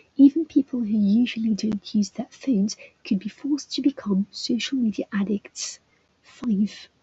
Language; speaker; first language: English; non-native, fluent; French